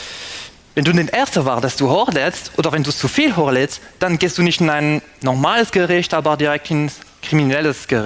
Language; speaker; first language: German; non-native, fluent; French